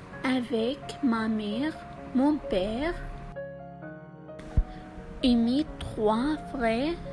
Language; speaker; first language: French; non-native, learner; Arabic